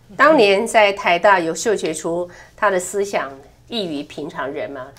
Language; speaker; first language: Chinese; non-native, local second language; Min Nan Chinese